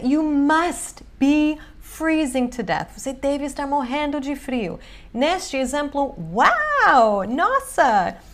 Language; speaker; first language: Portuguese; non-native, fluent; English